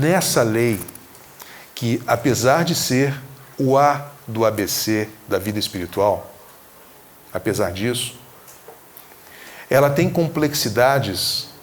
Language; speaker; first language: Portuguese; native; Portuguese